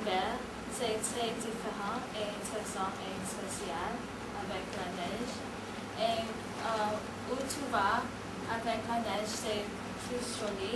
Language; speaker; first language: French; non-native, learner; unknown